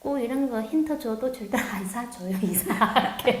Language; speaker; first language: Korean; non-native, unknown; Chinese